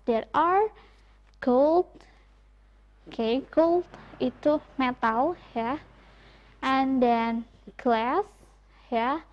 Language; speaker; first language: English; non-native, fluent; Indonesian